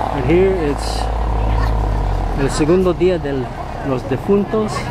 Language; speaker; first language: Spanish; non-native, learner; English